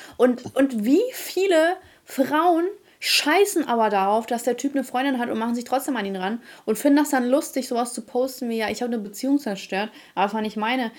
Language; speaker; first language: German; early bilingual, other home language; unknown